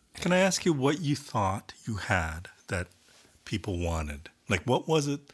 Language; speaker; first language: English; native; English